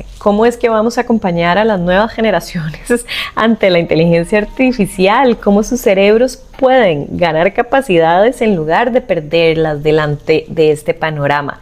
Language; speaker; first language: Spanish; native; Spanish